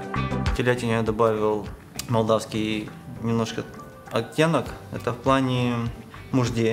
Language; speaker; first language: Russian; native; Russian